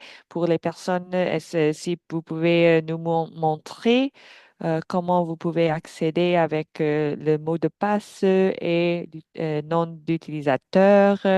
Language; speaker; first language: French; non-native, fluent; English